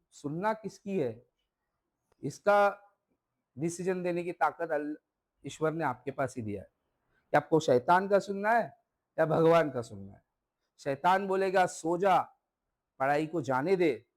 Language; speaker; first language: Hindi; non-native, local second language; Marathi